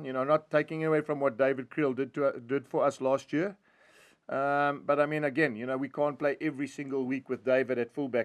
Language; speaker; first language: English; native; English